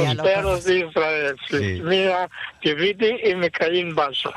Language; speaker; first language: Spanish; early bilingual, heritage; Ladino